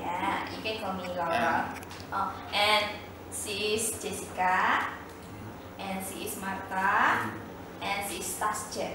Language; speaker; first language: English; non-native, learner; Indonesian